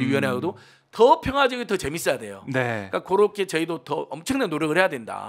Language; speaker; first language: Korean; native; Korean